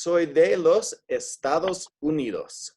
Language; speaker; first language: Spanish; non-native, fluent; English